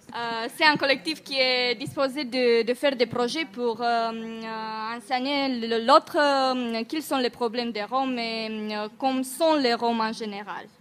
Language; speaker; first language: French; non-native, learner; Romanian